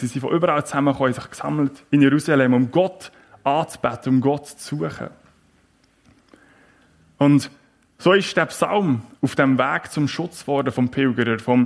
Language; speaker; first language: German; native; German